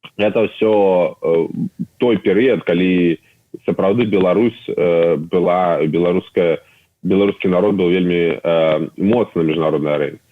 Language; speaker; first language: Belarusian; non-native, local second language; Russian